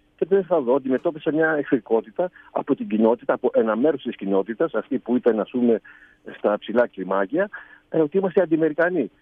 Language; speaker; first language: Greek; native; Greek